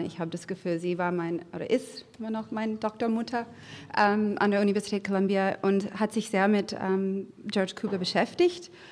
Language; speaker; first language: German; non-native, fluent; English